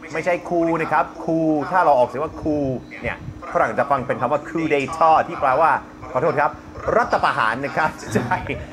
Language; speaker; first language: Thai; non-native, fluent; English